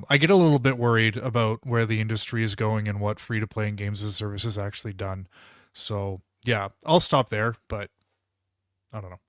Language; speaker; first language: English; native; English